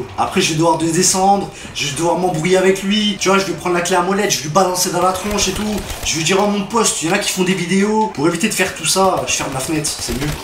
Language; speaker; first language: French; native; French